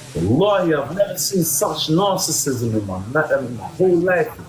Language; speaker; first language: English; early bilingual, other home language; Albanian